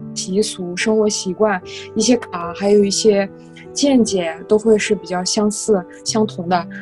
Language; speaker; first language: Chinese; non-native, local second language; Kazakh